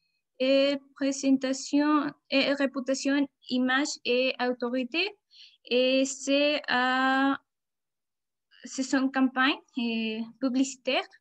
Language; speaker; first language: French; non-native, learner; Spanish